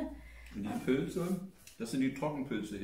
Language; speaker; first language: German; native; German